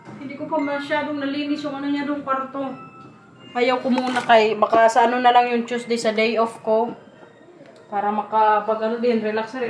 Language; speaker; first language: Filipino; non-native, local second language; Waray